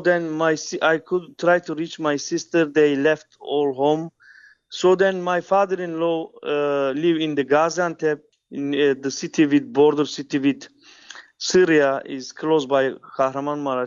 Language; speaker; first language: English; non-native, fluent; Turkish